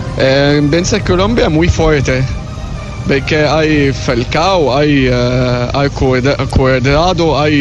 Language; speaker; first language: Spanish; non-native, learner; Arabic